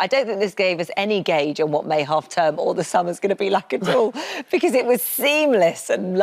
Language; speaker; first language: English; native; English